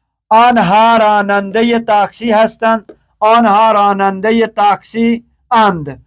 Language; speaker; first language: Persian; non-native, fluent; Urdu